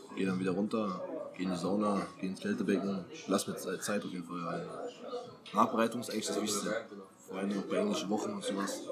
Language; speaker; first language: German; native; German